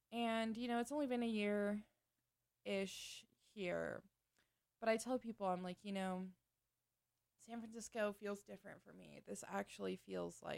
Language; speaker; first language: English; native; English